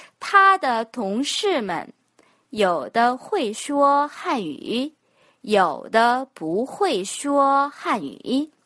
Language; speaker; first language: Chinese; non-native, fluent; Korean